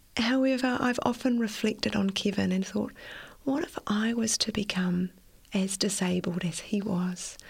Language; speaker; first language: English; native; English